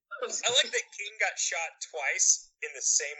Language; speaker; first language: English; native; English